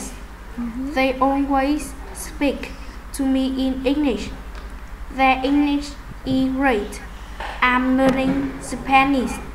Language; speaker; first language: English; non-native, learner; Vietnamese